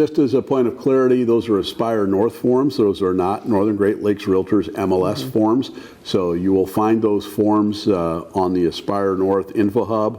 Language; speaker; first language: English; native; English